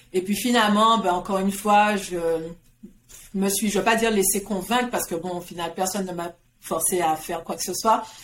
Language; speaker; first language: French; native; French